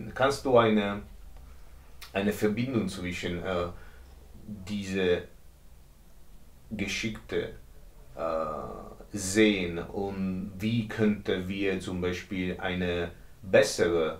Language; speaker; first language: German; non-native, learner; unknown